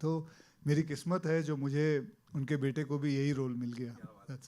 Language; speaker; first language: Hindi; native; Hindi